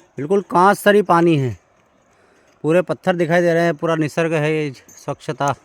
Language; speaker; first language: Hindi; non-native, local second language; Marathi